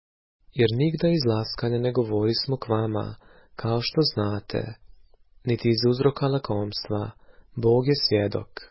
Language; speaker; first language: Croatian; native; Croatian